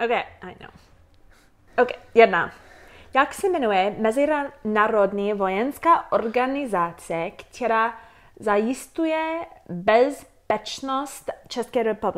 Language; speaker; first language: Czech; non-native, learner; English